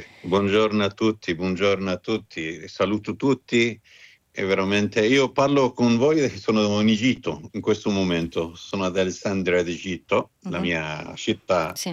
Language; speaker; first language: Italian; non-native, fluent; Arabic